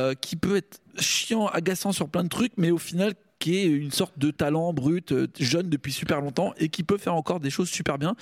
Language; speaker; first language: French; native; French